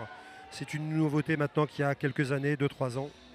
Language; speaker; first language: French; native; French